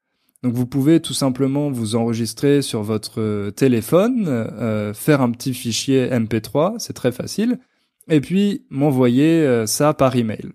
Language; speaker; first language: French; native; French